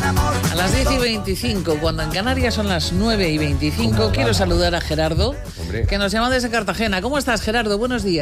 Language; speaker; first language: Spanish; native; Spanish